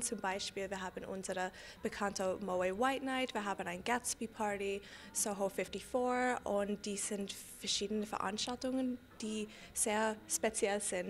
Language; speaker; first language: German; non-native, fluent; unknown